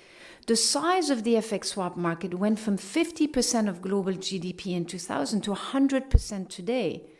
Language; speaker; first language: English; non-native, fluent; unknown